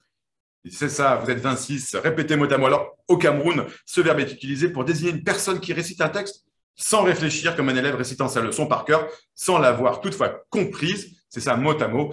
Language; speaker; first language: French; native; French